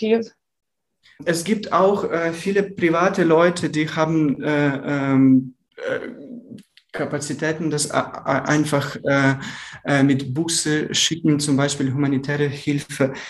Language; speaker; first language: German; non-native, learner; Ukrainian